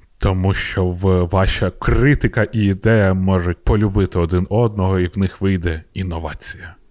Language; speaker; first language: Ukrainian; native; Ukrainian